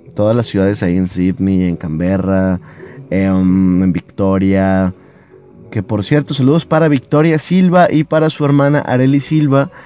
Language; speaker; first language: Spanish; native; Spanish